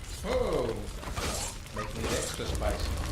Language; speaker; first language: English; non-native, fluent; Dutch